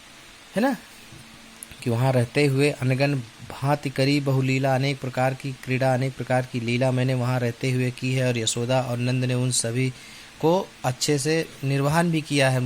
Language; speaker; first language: Hindi; native; Hindi